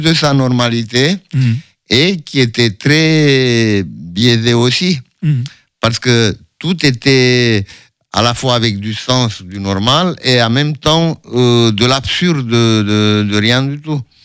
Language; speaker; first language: French; non-native, fluent; Romanian